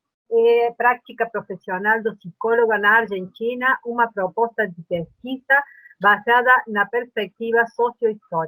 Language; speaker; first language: Portuguese; non-native, learner; Spanish